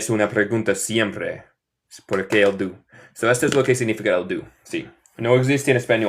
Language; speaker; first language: Spanish; non-native, fluent; English